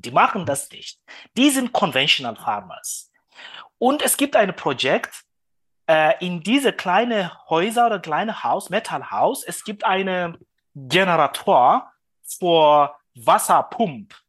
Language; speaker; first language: German; non-native, learner; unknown